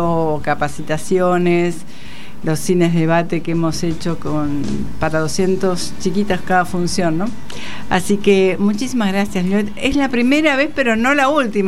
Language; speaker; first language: Spanish; native; Spanish